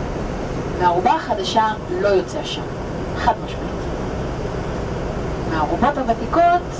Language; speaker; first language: Hebrew; native; Hebrew